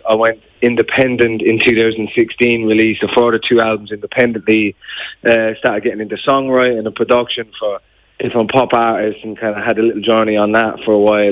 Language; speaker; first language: English; native; English